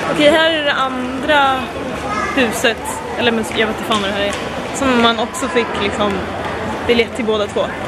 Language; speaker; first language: Swedish; native; Swedish